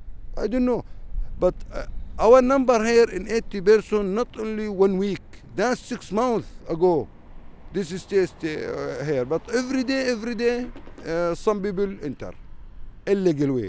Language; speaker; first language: English; non-native, learner; Arabic